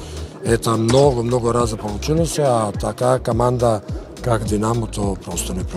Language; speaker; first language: Russian; non-native, fluent; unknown